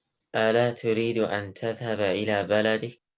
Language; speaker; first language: Arabic; non-native, learner; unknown